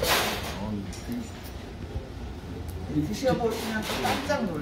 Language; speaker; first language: Korean; native; Korean